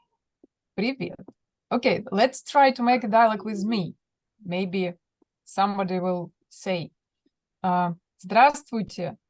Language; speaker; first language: English; non-native, fluent; Russian